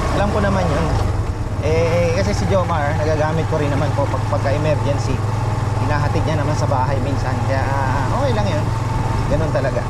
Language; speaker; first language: Filipino; native; Filipino